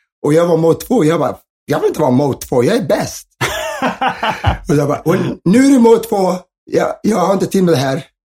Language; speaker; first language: Swedish; early bilingual, other home language; Somali